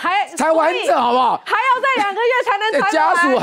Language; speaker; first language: Chinese; native; Chinese